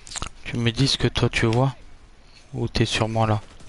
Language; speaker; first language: French; native; French